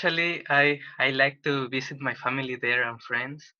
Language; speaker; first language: English; non-native, fluent; Spanish